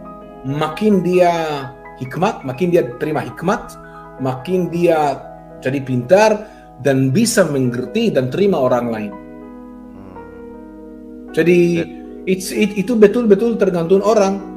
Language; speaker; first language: Indonesian; non-native, fluent; Hebrew